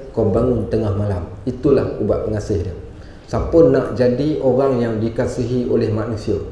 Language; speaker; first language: Malay; native; Malay